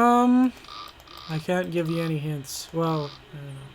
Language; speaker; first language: English; native; English